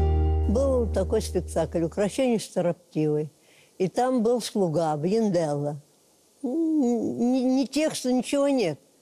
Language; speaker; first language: Russian; native; Russian